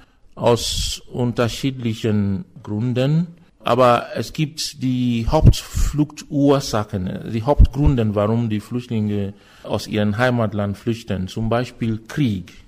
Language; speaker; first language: German; non-native, fluent; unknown